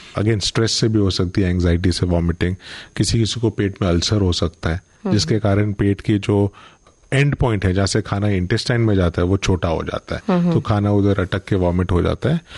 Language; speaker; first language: Hindi; non-native, local second language; Gujarati